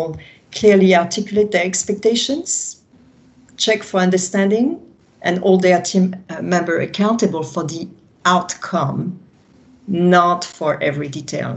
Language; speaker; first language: English; non-native, fluent; French